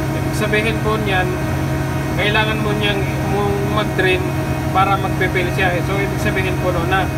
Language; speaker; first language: Filipino; non-native, local second language; Cebuano